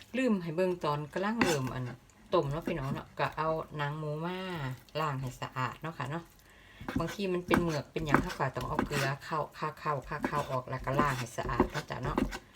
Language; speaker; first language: Thai; non-native, local second language; Northeastern Thai